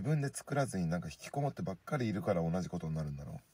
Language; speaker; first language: Japanese; native; Japanese